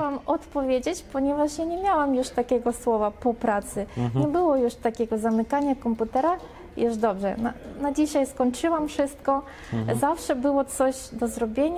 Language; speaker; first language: Polish; non-native, fluent; Russian